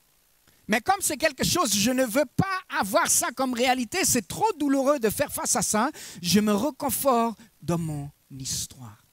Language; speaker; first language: French; native; French